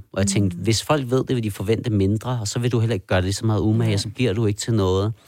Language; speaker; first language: Danish; early bilingual, other home language; Persian